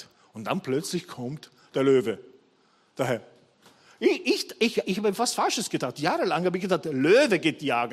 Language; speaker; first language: German; non-native, fluent; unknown